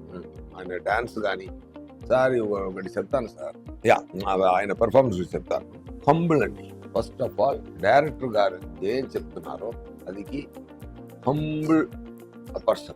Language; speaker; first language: Telugu; non-native, fluent; Tamil